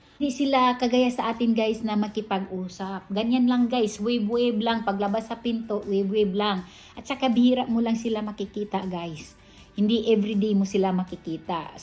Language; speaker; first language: Filipino; non-native, local second language; Cebuano